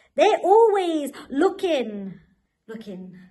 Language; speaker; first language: English; native; English